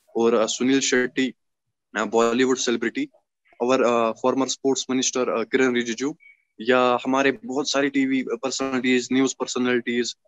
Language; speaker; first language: Hindi; native; Hindi